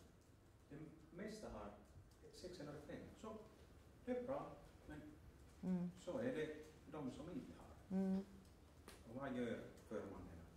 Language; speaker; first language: Swedish; non-native, local second language; Finnish